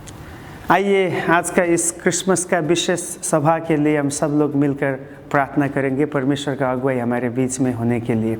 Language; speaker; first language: Hindi; non-native, local second language; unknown